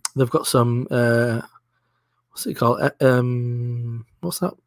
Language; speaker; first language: English; native; English